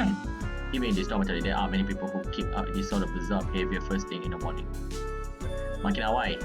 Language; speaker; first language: English; non-native, local second language; Malay